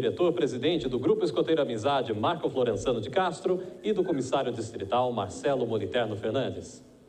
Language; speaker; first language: Portuguese; native; Portuguese